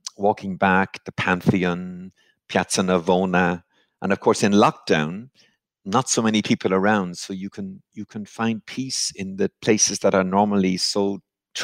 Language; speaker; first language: English; native; English